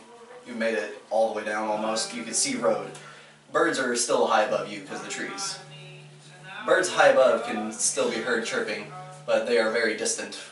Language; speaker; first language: English; native; English